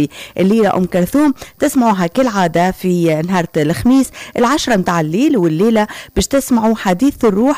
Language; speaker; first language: Arabic; native; Arabic